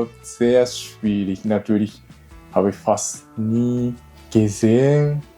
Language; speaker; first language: German; non-native, learner; Japanese